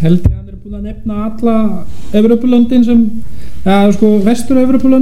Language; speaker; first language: Icelandic; non-native, fluent; Polish